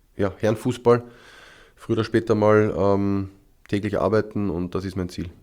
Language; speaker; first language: German; native; German